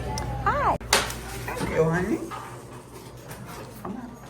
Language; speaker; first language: English; native; English